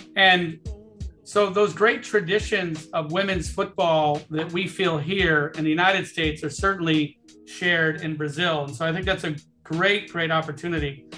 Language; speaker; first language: English; native; English